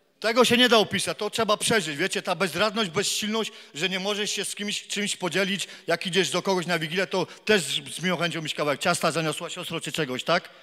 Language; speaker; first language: Polish; native; Polish